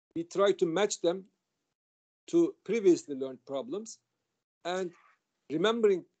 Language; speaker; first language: English; non-native, fluent; Turkish